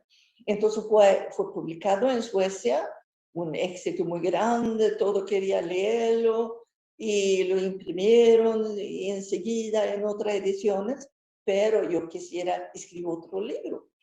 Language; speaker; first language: Spanish; non-native, fluent; Swedish